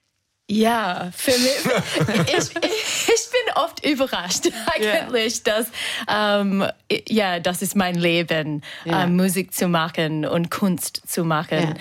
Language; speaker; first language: German; non-native, learner; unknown